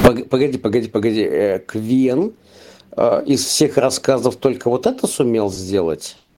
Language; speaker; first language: Russian; native; Russian